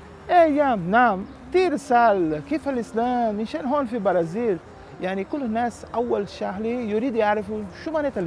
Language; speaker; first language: Arabic; non-native, learner; Portuguese